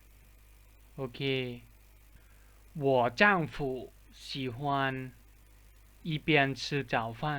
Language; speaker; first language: Chinese; non-native, fluent; Lao